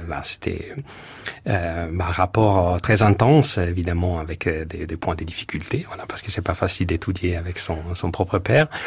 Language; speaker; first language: French; non-native, fluent; Italian